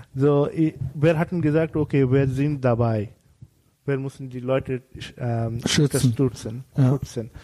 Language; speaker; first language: German; non-native, fluent; Bangla